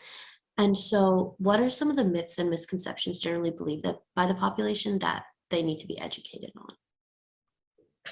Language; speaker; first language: English; native; English